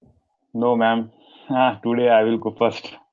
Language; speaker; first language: English; non-native, learner; Marathi